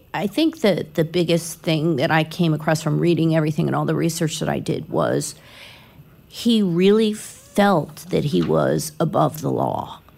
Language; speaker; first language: English; native; English